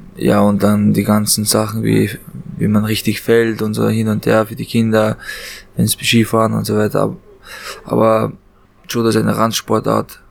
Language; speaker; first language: German; early bilingual, other home language; Chechen